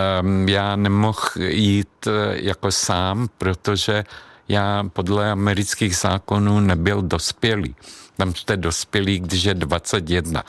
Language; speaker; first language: Czech; non-native, fluent; Hungarian